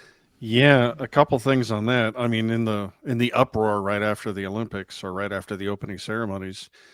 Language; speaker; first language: English; native; English